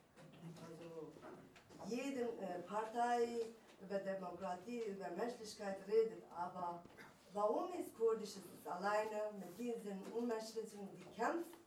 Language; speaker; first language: German; non-native, learner; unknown